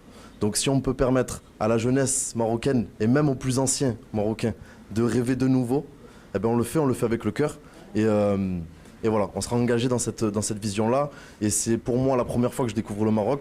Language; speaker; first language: French; native; French